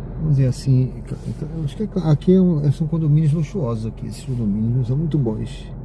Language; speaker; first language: Portuguese; native; Portuguese